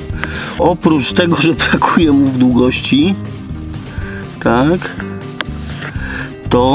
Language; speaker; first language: Polish; native; Polish